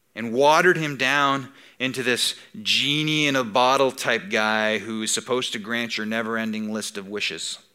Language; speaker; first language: English; native; English